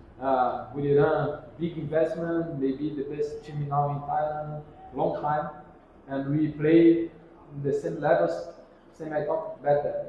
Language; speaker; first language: English; non-native, learner; Portuguese